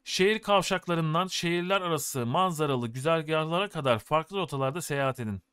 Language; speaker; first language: Turkish; native; Turkish